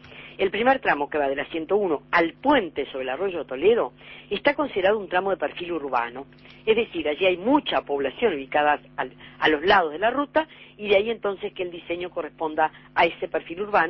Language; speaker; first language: Spanish; native; Spanish